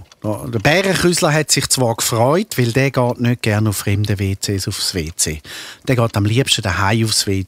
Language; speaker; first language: German; native; German